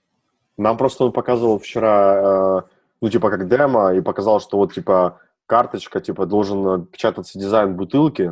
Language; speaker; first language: Russian; native; Russian